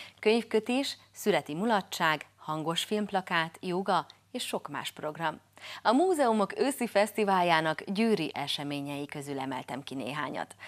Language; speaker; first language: Hungarian; native; Hungarian